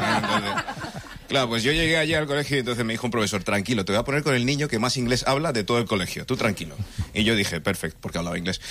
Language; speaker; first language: Spanish; early bilingual, other home language; English